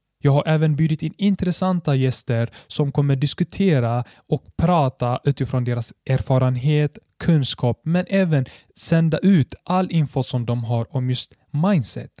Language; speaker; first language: Swedish; early bilingual, other home language; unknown